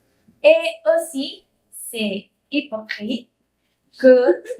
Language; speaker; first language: French; non-native, learner; Spanish